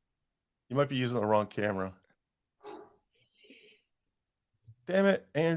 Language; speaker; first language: English; native; English